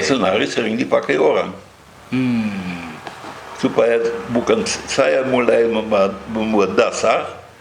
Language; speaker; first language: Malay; non-native, fluent; Dutch